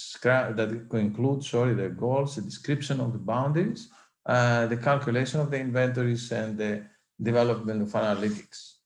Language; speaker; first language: English; non-native, fluent; Greek